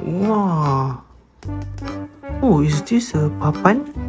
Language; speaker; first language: English; non-native, local second language; Malay